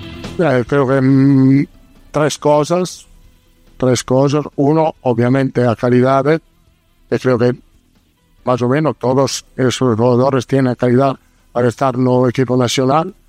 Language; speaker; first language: Portuguese; non-native, learner; Italian